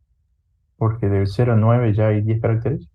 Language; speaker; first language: Spanish; native; Spanish